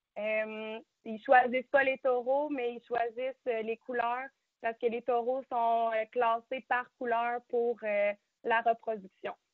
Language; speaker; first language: French; native; French